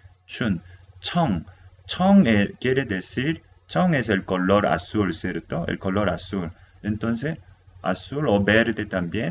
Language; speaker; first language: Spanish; non-native, fluent; Korean